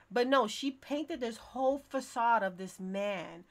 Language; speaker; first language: English; native; English